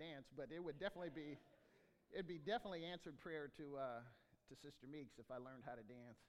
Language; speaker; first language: English; native; English